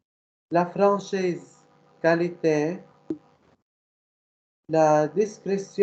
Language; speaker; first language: French; non-native, local second language; Arabic